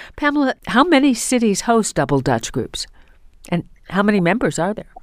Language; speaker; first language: English; native; English